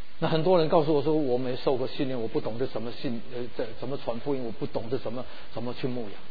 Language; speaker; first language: Chinese; early bilingual, heritage; Chinese